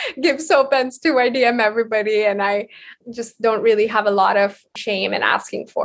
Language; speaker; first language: English; non-native, local second language; Hindi